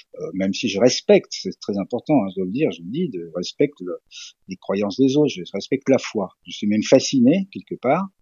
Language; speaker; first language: French; early bilingual, other home language; Serbian